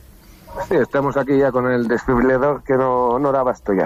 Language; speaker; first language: Spanish; native; Spanish